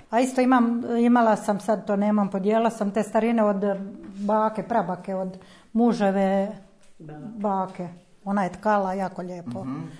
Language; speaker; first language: Serbian; non-native, local second language; Czech